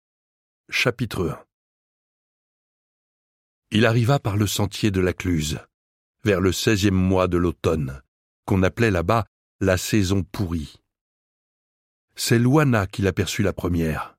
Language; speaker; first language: French; native; French